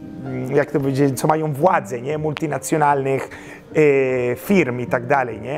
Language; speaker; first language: Polish; early bilingual, heritage; Polish